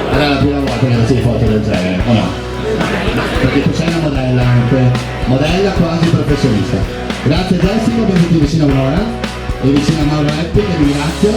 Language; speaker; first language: Italian; native; Italian